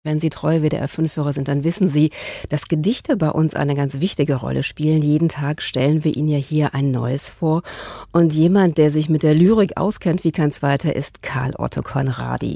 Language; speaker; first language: German; native; German